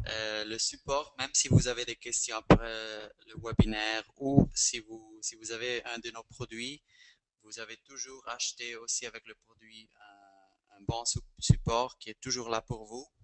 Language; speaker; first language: French; non-native, fluent; Spanish